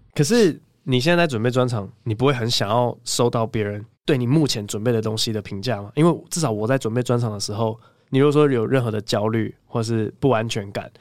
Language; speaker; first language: Chinese; native; Chinese